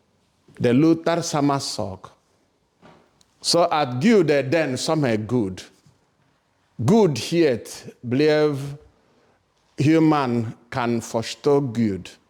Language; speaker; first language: Swedish; non-native, fluent; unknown